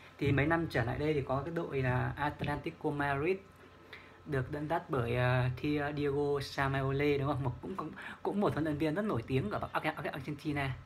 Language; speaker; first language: Vietnamese; native; Vietnamese